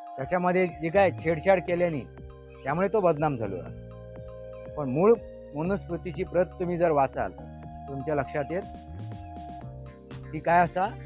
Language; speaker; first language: Marathi; non-native, local second language; Konkani